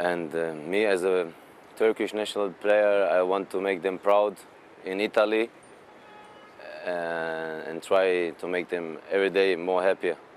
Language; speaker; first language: English; non-native, fluent; German